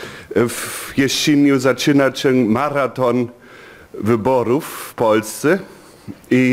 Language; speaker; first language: Polish; non-native, fluent; German